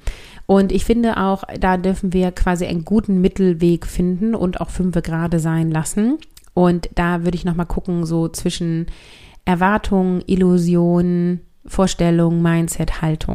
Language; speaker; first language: German; native; German